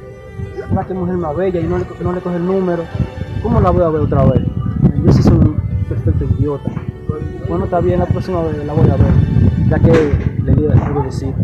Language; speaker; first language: Spanish; non-native, learner; Haitian Creole